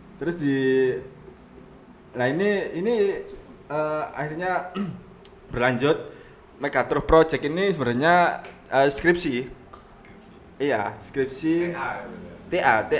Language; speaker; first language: Indonesian; non-native, local second language; Javanese